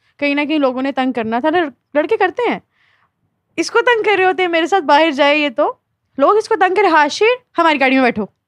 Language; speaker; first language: Urdu; native; Urdu